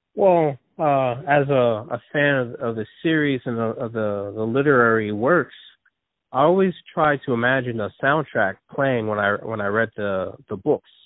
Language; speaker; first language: English; native; English